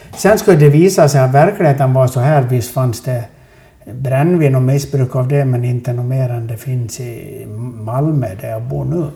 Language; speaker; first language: Swedish; native; Swedish